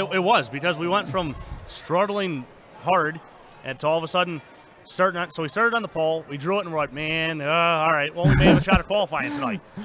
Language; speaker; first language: English; native; English